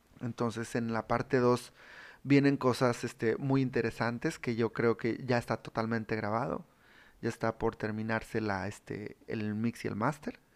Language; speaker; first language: Spanish; native; Spanish